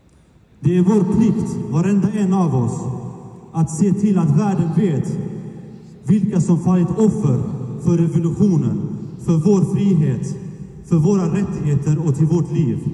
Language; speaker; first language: Swedish; early bilingual, other home language; Kurdish